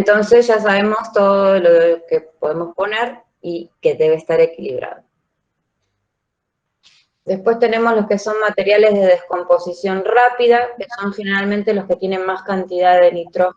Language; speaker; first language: Spanish; native; Spanish